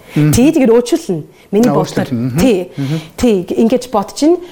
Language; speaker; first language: Mongolian; non-native, learner; English